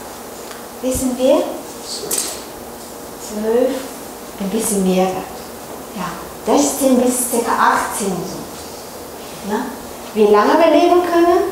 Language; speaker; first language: German; non-native, learner; Chinese